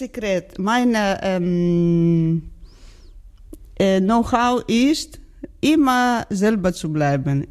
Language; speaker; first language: German; non-native, learner; Georgian